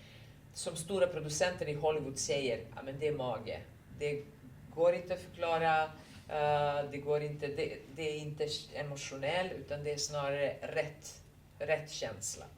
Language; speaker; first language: Swedish; non-native, fluent; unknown